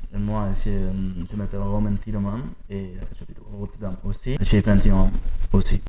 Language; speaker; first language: French; non-native, learner; Dutch